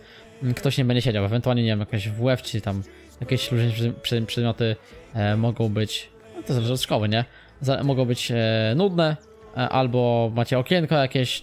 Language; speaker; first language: Polish; native; Polish